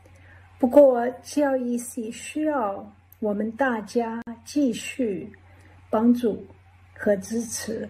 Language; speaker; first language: Chinese; early bilingual, heritage; English